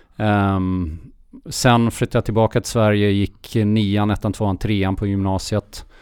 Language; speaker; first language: Swedish; early bilingual, heritage; Swedish